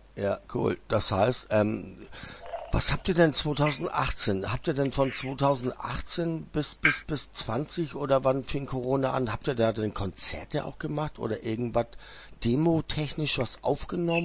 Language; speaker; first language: German; native; German